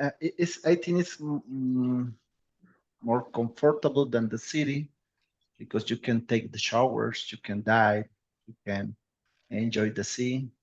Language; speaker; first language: English; non-native, learner; Spanish